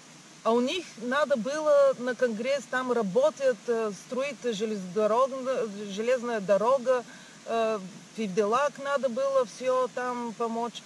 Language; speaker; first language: Russian; non-native, learner; Bulgarian